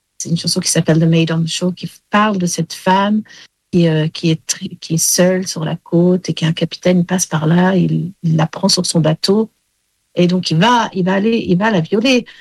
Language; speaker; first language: French; early bilingual, heritage; English